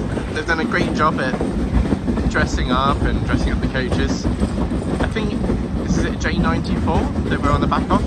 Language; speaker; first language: English; native; English